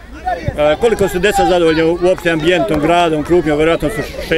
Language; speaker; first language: Serbian; native; Serbian